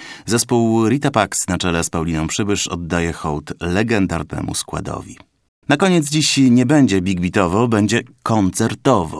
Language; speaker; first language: Polish; native; Polish